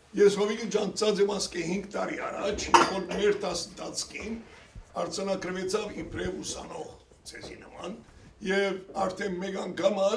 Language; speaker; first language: Armenian; early bilingual, heritage; Armenian